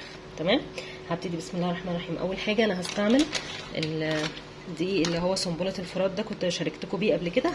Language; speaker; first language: Arabic; native; Arabic